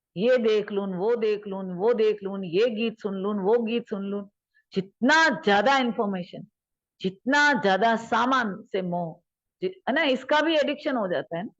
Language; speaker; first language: Hindi; native; Hindi